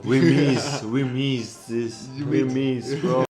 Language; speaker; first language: English; non-native, learner; Georgian